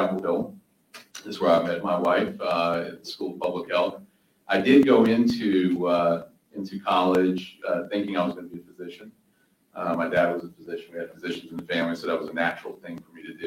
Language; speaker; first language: English; native; English